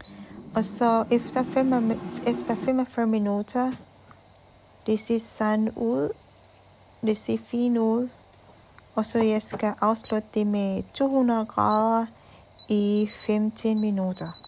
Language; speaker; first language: Danish; non-native, fluent; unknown